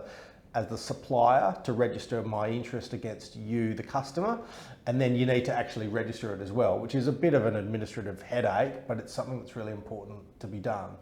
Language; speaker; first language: English; native; English